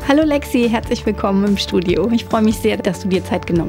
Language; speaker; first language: German; native; German